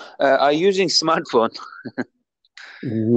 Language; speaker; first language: English; non-native, learner; Turkish